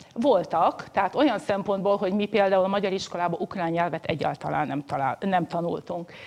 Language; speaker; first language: Hungarian; native; Hungarian